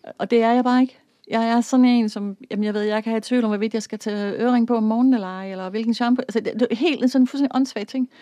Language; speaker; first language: Danish; native; Danish